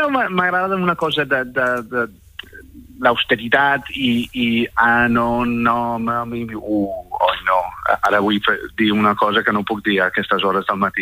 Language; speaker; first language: Catalan; non-native, fluent; English